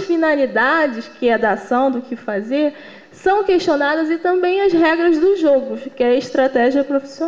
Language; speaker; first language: Portuguese; native; Portuguese